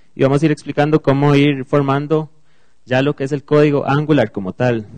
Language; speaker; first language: Spanish; native; Spanish